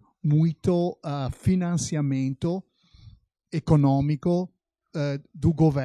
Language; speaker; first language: Portuguese; non-native, fluent; Italian